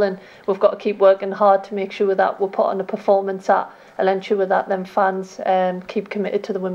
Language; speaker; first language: English; native; English